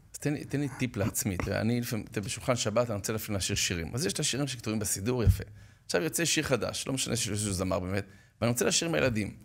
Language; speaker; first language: Hebrew; native; Hebrew